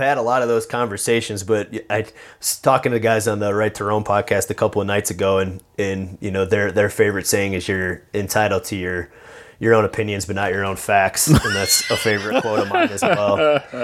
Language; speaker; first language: English; native; English